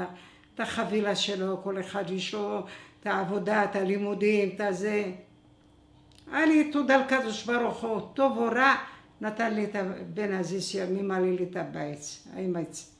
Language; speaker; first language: Hebrew; non-native, fluent; Arabic